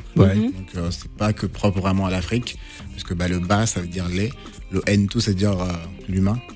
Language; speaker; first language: French; non-native, local second language; Lingala